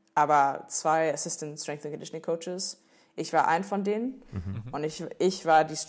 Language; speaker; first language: German; non-native, fluent; English